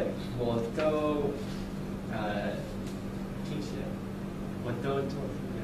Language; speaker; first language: Chinese; non-native, learner; English